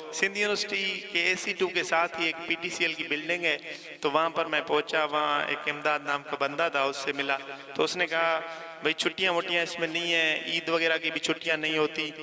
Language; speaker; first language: Urdu; non-native, local second language; Saraiki